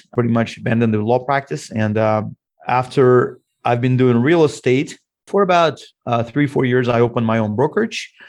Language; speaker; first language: English; non-native, fluent; Russian